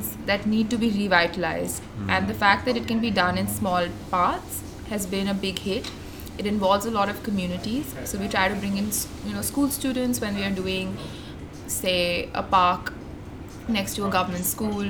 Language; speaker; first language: English; non-native, local second language; Hindi